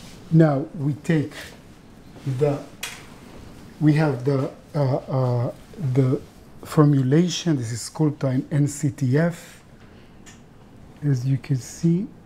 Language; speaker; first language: English; non-native, fluent; Hebrew